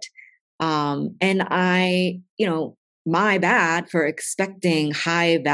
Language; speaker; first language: English; native; English